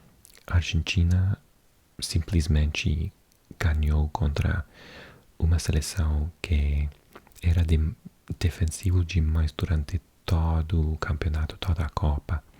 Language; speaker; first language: Portuguese; non-native, learner; English